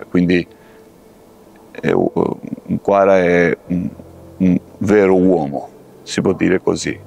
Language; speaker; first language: Italian; non-native, fluent; Georgian